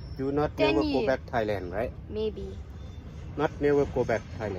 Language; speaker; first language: English; non-native, learner; Thai